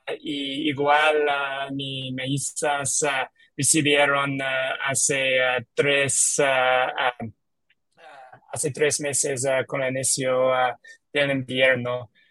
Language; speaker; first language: Spanish; non-native, learner; English